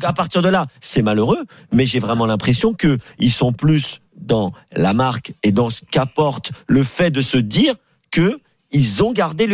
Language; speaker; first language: French; native; French